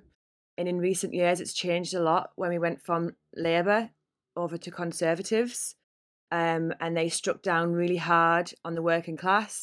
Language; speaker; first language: English; native; English